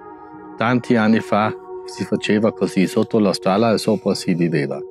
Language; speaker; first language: Italian; non-native, local second language; German